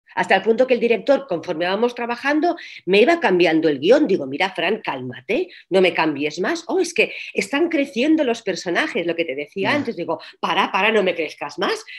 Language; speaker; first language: Spanish; native; Spanish